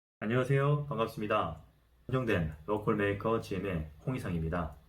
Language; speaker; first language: Korean; native; Korean